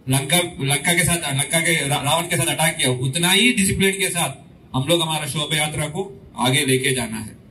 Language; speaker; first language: Hindi; non-native, local second language; Telugu